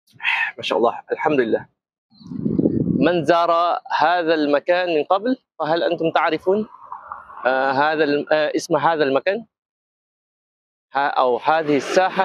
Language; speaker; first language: Arabic; non-native, fluent; Malay